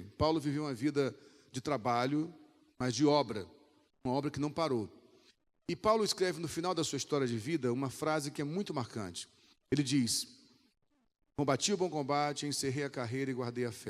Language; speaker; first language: Portuguese; native; Portuguese